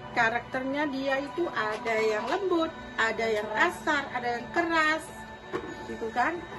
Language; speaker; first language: Indonesian; non-native, local second language; Madurese